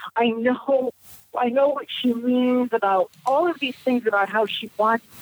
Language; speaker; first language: English; native; English